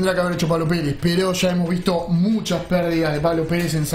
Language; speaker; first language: Spanish; native; Spanish